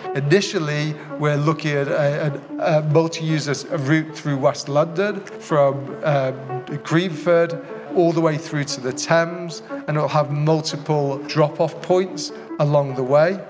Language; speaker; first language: English; native; English